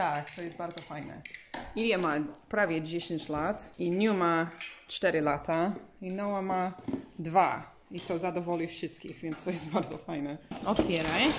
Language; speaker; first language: Polish; non-native, learner; English